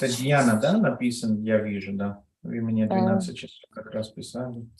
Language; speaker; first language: Russian; non-native, fluent; Telugu